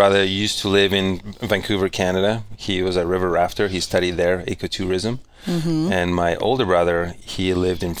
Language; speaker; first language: English; non-native, fluent; Spanish